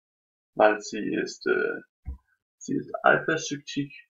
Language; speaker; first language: German; non-native, learner; Danish